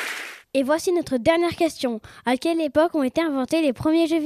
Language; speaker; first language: French; native; French